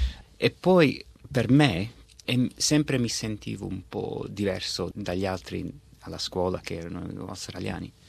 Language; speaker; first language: Italian; early bilingual, heritage; Italian